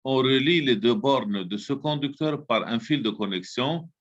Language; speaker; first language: French; non-native, local second language; Arabic